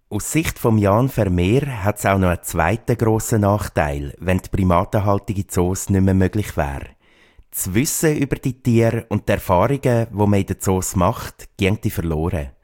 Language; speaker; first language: German; native; German